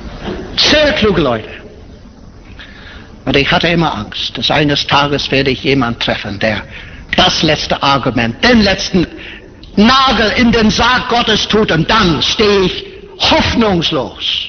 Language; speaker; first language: German; non-native, fluent; English